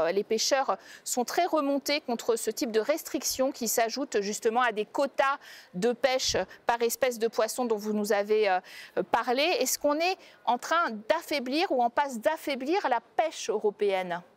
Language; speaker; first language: French; native; French